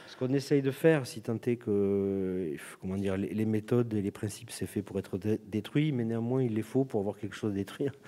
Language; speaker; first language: French; native; French